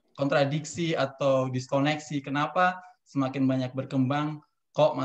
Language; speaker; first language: Indonesian; native; Indonesian